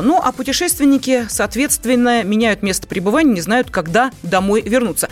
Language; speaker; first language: Russian; native; Russian